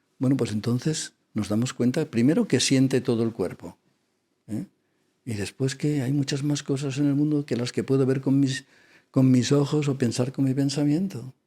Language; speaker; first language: Spanish; non-native, local second language; Catalan